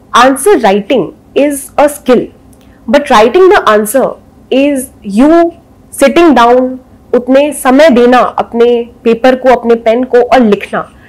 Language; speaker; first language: Hindi; native; Hindi